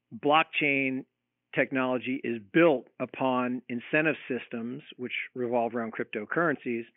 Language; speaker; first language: English; native; English